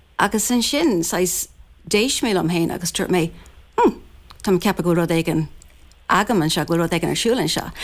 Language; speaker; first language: Irish; non-native, local second language; English